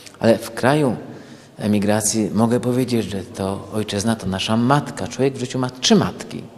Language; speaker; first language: Polish; native; Polish